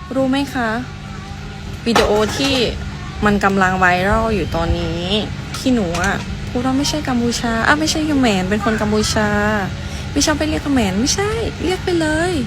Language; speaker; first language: Thai; early bilingual, other home language; Khmer